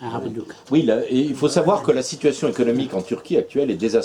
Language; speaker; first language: French; native; French